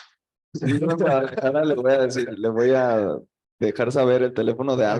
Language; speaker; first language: Spanish; native; Spanish